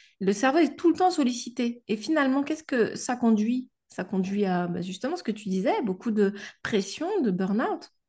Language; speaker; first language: French; native; French